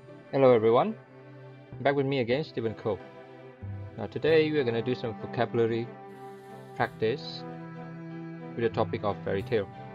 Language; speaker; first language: English; non-native, fluent; Indonesian